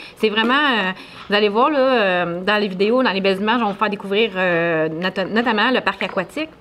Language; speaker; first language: French; native; French